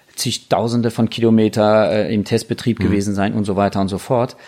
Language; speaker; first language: German; non-native, fluent; French